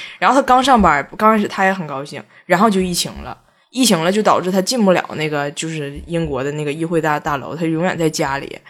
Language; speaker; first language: Chinese; native; Chinese